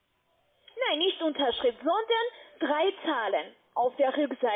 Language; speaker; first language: German; non-native, learner; Russian